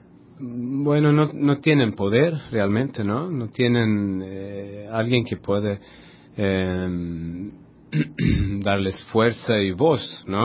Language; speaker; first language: Spanish; non-native, fluent; Swedish